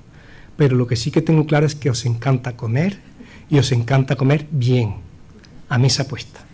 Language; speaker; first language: Spanish; native; Spanish